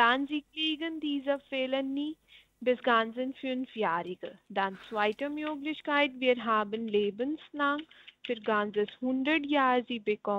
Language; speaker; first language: German; non-native, learner; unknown